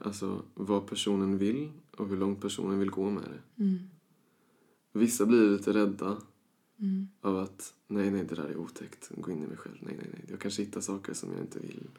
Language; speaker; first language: Swedish; early bilingual, other home language; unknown